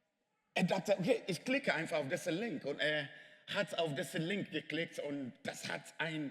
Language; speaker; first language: German; non-native, fluent; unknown